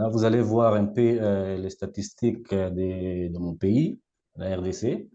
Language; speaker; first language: French; non-native, local second language; Lingala